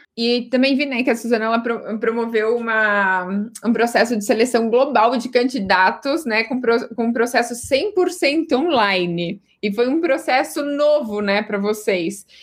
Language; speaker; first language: Portuguese; native; Portuguese